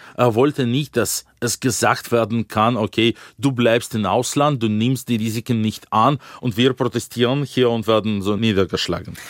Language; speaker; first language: German; non-native, fluent; Russian